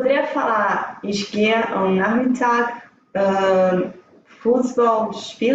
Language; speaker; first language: German; non-native, learner; Portuguese